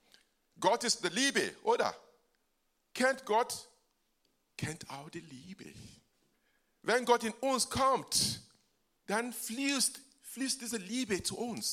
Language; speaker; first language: German; non-native, fluent; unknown